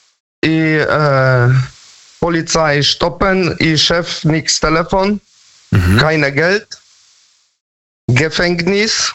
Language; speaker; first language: German; non-native, learner; Polish